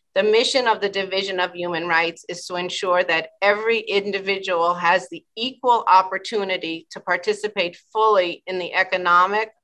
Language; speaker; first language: English; native; English